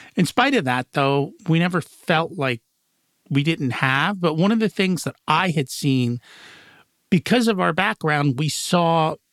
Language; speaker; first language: English; native; English